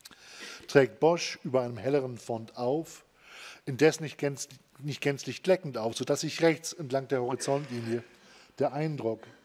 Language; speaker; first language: German; native; German